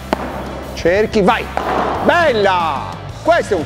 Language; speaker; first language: Italian; native; Italian